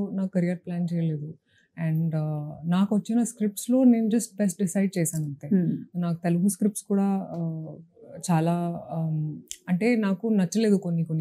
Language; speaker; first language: Telugu; non-native, fluent; Hindi